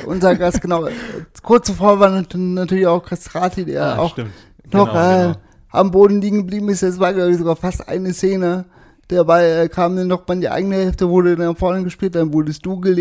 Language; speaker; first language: German; native; German